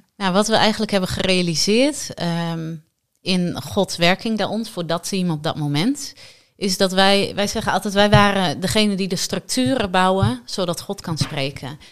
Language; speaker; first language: Dutch; native; Dutch